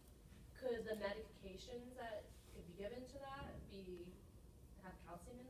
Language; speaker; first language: English; native; English